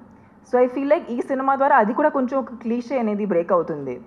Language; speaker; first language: Telugu; non-native, fluent; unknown